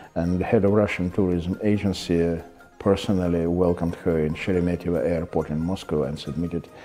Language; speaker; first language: English; non-native, fluent; Russian